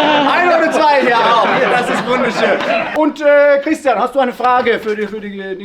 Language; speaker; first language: German; non-native, learner; Norwegian